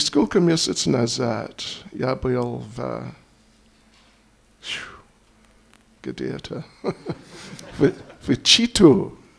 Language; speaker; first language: Russian; non-native, learner; English